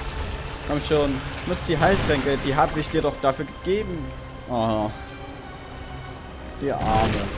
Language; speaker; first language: German; native; German